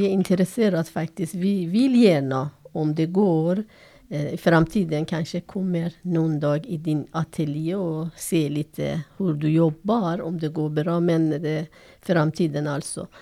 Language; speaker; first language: Swedish; non-native, learner; Persian